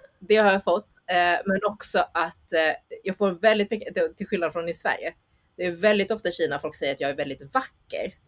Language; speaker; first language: Swedish; early bilingual, other home language; Chinese